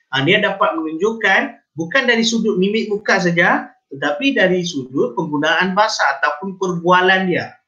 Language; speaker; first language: Malay; non-native, local second language; Tamil